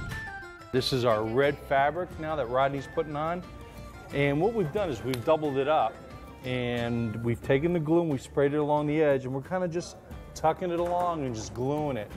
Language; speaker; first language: English; native; English